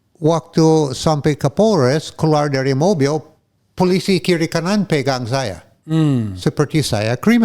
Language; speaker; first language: Indonesian; non-native, fluent; English